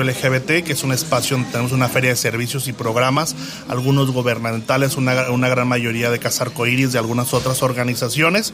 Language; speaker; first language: Spanish; native; Spanish